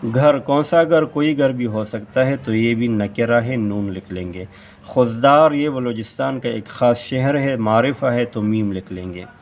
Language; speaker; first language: Urdu; non-native, local second language; Pashto